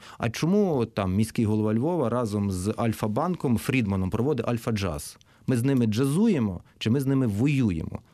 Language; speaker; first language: Ukrainian; native; Ukrainian